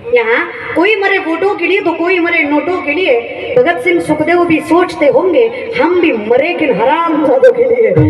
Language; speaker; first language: Hindi; non-native, local second language; Marathi